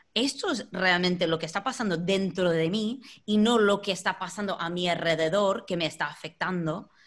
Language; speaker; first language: Spanish; non-native, fluent; English